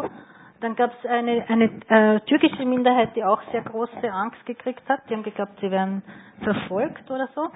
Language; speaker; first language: German; native; German